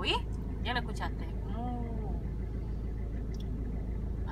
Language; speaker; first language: Spanish; native; Spanish